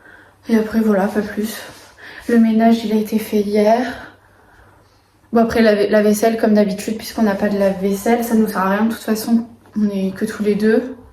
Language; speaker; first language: French; native; French